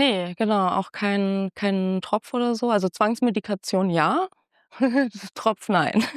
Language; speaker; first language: German; native; German